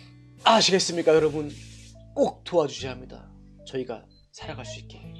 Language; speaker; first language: Korean; native; Korean